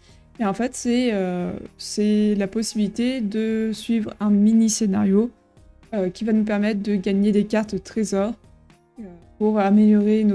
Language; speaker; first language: French; native; French